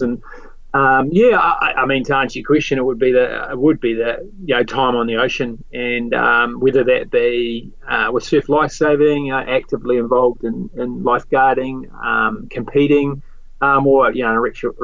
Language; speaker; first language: English; native; English